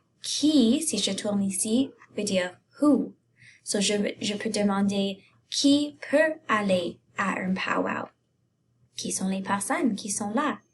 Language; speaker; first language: French; non-native, fluent; English